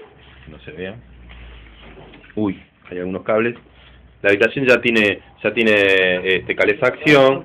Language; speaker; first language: Spanish; native; Spanish